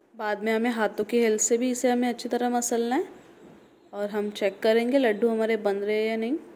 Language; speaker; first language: Hindi; non-native, local second language; Marathi